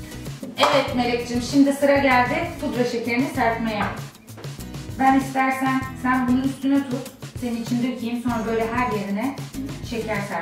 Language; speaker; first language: Turkish; native; Turkish